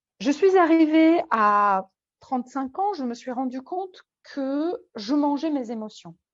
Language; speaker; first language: French; non-native, fluent; Polish